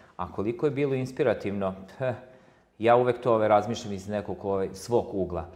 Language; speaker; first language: Croatian; non-native, local second language; Slovak